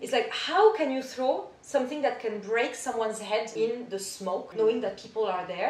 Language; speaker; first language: English; non-native, fluent; French